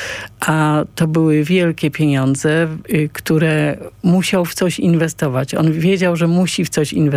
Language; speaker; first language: Polish; native; Polish